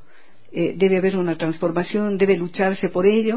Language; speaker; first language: Spanish; native; Spanish